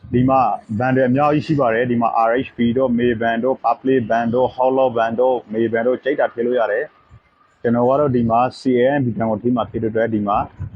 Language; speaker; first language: Burmese; non-native, local second language; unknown